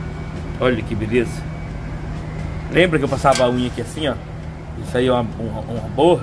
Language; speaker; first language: Portuguese; native; Portuguese